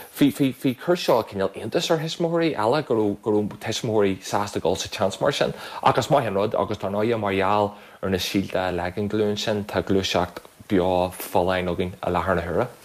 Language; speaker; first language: Irish; native; Irish